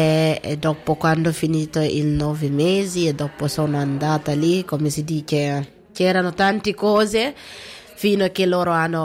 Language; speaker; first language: Italian; non-native, learner; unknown